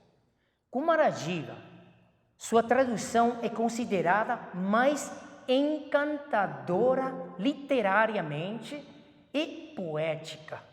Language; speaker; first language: Portuguese; non-native, fluent; Chinese